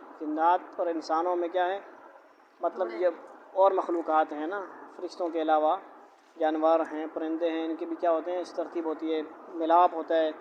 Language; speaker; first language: Urdu; non-native, local second language; Punjabi